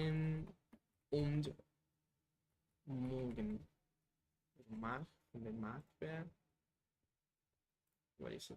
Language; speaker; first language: German; non-native, learner; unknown